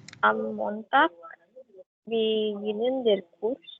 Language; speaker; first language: German; non-native, learner; Indonesian